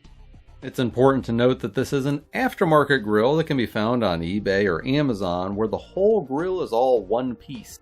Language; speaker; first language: English; native; English